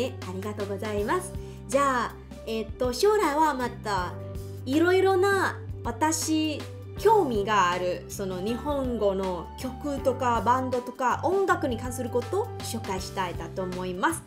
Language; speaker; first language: Japanese; non-native, learner; Chinese